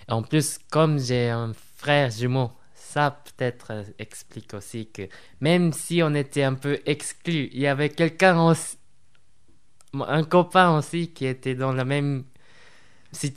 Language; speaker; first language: French; non-native, fluent; Japanese